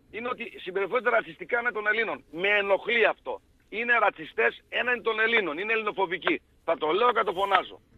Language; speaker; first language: Greek; native; Greek